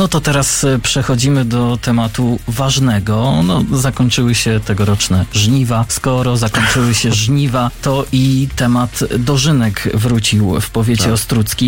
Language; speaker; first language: Polish; native; Polish